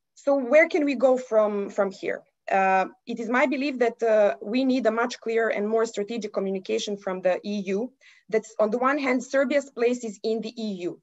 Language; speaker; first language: English; non-native, fluent; Serbian